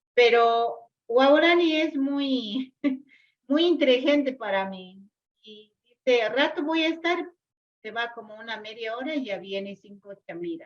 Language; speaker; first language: Spanish; non-native, local second language; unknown